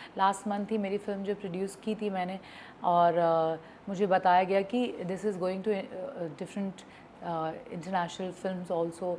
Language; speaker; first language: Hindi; native; Hindi